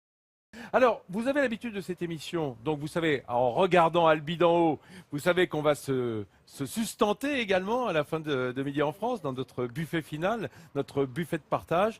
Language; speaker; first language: French; native; French